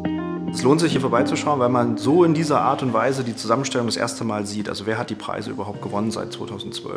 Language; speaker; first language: German; native; German